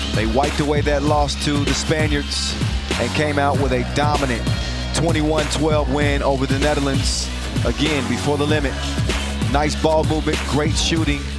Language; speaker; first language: English; native; English